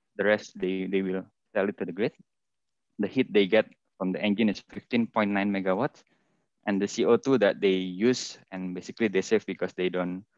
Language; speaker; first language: English; non-native, fluent; Indonesian